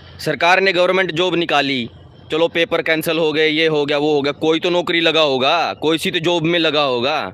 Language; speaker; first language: Hindi; native; Hindi